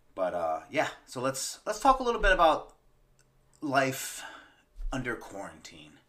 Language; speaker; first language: English; native; English